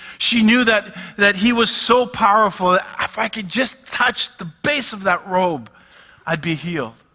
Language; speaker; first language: English; native; English